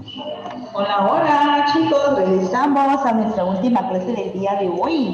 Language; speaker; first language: Spanish; native; Spanish